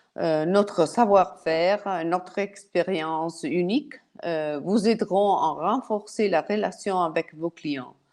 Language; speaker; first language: French; non-native, fluent; Italian